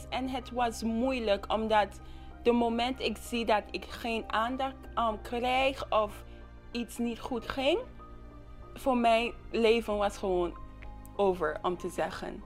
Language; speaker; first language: Dutch; non-native, local second language; English